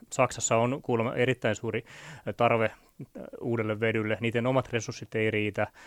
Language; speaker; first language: Finnish; native; Finnish